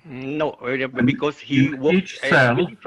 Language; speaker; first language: English; non-native, learner; Vietnamese